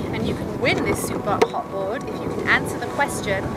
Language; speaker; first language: English; native; English